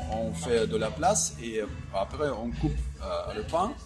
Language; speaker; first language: French; non-native, fluent; Russian